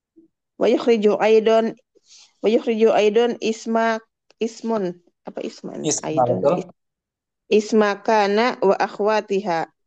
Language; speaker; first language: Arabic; non-native, learner; Indonesian